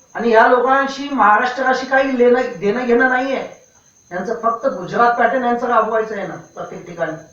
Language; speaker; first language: Marathi; non-native, local second language; Urdu